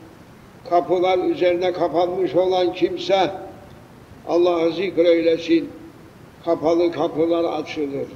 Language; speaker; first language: Turkish; native; Turkish